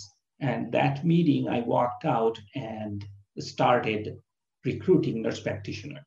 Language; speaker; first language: English; non-native, local second language; Bangla